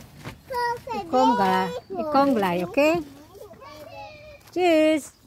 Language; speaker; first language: German; non-native, learner; Indonesian